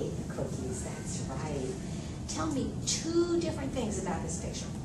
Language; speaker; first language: English; native; English